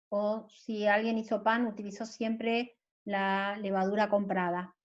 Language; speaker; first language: Spanish; native; Spanish